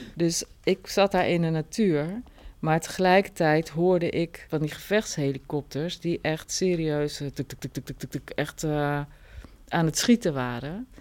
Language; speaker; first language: Dutch; native; Dutch